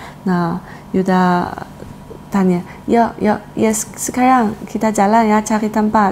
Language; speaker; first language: Indonesian; non-native, learner; Chinese